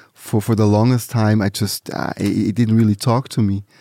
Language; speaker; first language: English; early bilingual, other home language; Swiss German